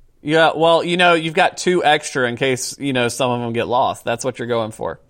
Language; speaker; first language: English; native; English